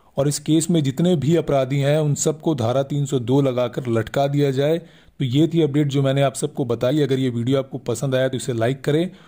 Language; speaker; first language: Hindi; native; Hindi